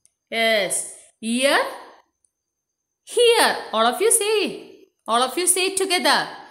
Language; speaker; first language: English; non-native, local second language; Malayalam